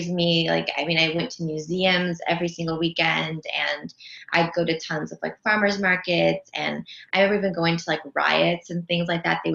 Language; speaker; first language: English; native; English